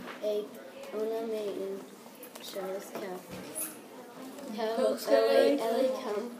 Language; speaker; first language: French; non-native, learner; English